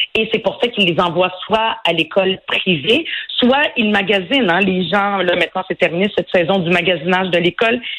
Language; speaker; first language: French; early bilingual, other home language; Arabic